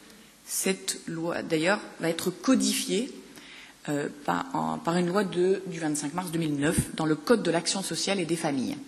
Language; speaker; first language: French; native; French